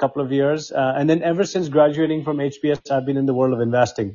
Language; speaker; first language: English; non-native, local second language; Hindi